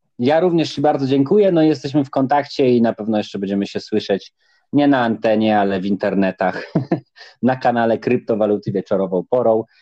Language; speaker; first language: Polish; native; Polish